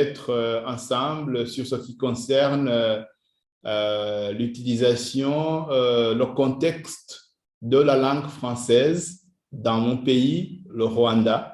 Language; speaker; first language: French; non-native, local second language; Kinyarwanda